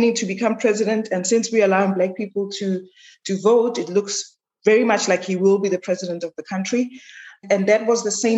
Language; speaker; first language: English; non-native, local second language; Zulu